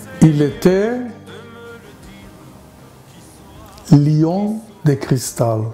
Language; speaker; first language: French; non-native, learner; Hebrew